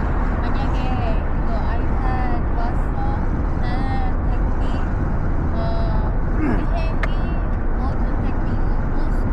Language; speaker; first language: Korean; non-native, learner; Filipino